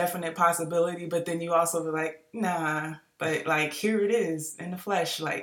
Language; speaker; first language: English; native; English